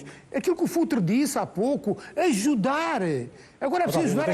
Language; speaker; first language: Portuguese; native; Portuguese